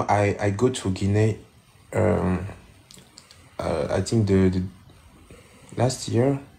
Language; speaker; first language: English; non-native, learner; French